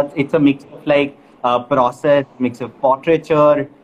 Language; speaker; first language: English; non-native, local second language; Malayalam